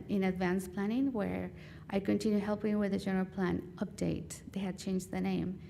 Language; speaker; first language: English; non-native, fluent; Spanish